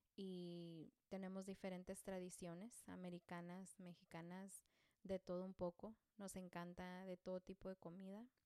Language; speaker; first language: Spanish; early bilingual, heritage; Spanish